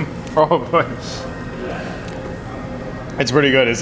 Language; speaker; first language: English; native; English